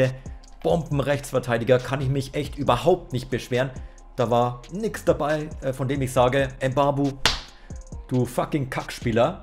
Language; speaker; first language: German; native; German